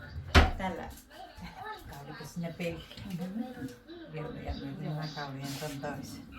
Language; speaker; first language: Finnish; native; Finnish